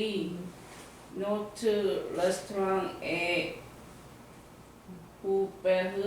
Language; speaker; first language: French; non-native, learner; Korean